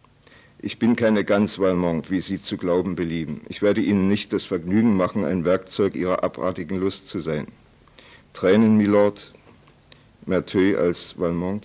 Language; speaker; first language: German; native; German